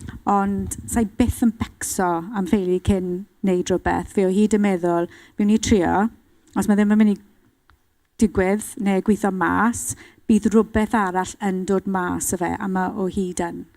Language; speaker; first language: Welsh; non-native, local second language; English